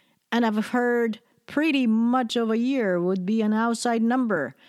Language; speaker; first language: English; non-native, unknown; Japanese